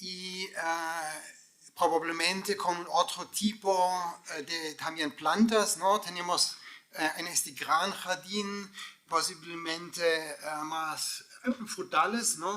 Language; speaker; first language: Spanish; non-native, fluent; German